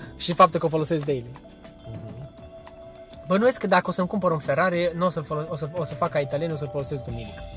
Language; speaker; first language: Romanian; early bilingual, heritage; Romanian